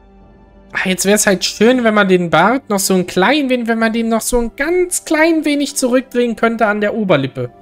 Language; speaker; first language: German; native; German